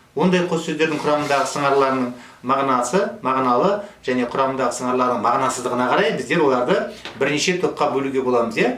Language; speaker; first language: Kazakh; native; Kazakh